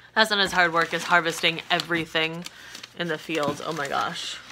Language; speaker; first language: English; native; English